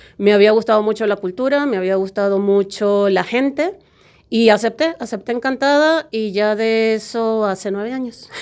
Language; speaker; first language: Spanish; native; Spanish